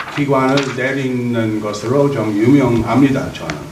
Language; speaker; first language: Korean; non-native, fluent; English